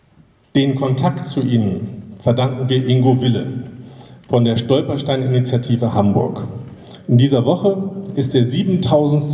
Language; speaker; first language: German; native; German